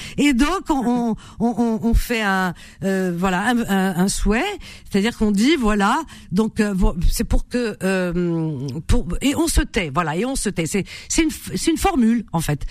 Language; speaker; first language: French; early bilingual, other home language; Arabic